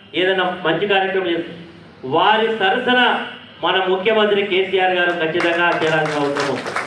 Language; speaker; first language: Telugu; native; Telugu